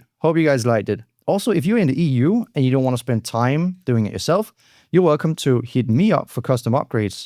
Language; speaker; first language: English; non-native, fluent; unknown